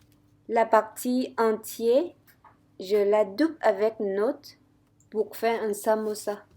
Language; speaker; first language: French; non-native, fluent; Vietnamese